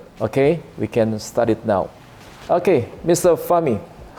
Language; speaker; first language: English; non-native, learner; Indonesian